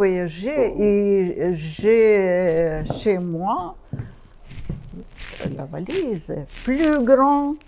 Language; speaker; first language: French; non-native, learner; Russian